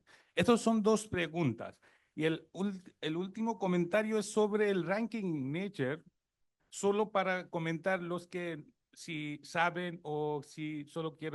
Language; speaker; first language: Spanish; non-native, fluent; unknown